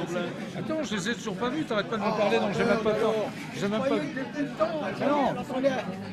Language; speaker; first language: French; native; French